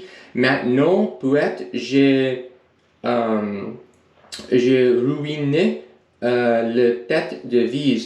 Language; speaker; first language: French; non-native, learner; English